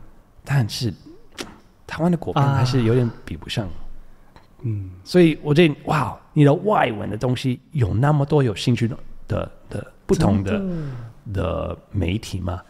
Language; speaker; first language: Chinese; non-native, fluent; English